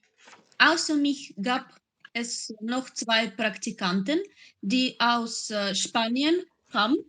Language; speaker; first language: German; non-native, learner; Macedonian